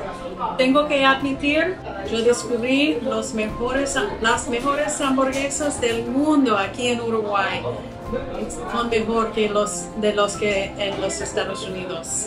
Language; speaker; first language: Spanish; non-native, fluent; English